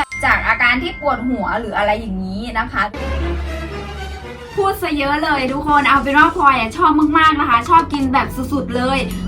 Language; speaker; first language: Thai; native; Thai